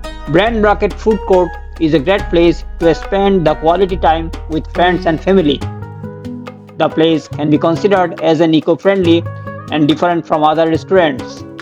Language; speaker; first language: English; non-native, local second language; Bangla